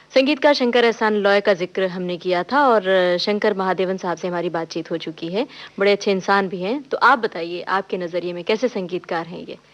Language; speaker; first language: Hindi; native; Hindi